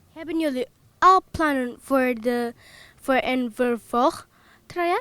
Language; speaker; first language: Dutch; non-native, local second language; Papiamento